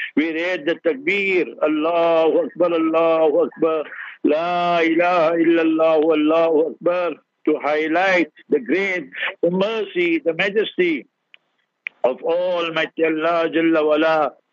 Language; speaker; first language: English; early bilingual, other home language; Urdu